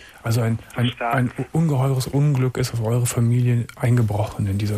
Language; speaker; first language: German; native; German